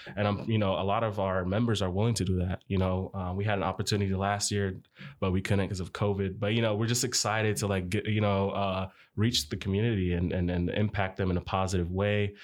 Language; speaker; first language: English; early bilingual, other home language; Arabic